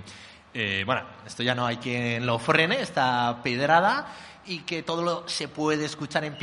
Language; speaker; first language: Spanish; native; Spanish